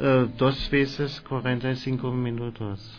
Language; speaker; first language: Spanish; non-native, learner; German